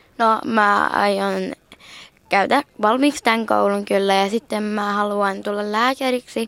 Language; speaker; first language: Finnish; early bilingual, heritage; Finnish